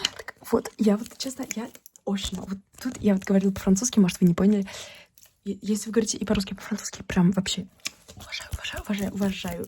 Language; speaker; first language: Russian; early bilingual, heritage; Russian